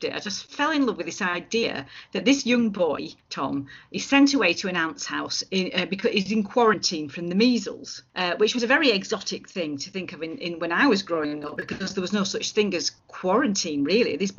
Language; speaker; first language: English; native; English